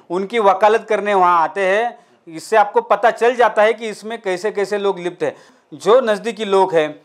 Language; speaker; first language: Hindi; non-native, local second language; Marathi